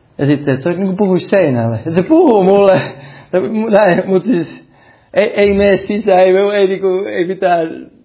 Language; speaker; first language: Finnish; early bilingual, heritage; Finnish